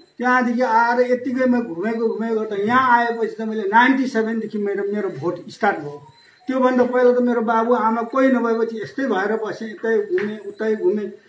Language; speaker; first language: Nepali; native; Nepali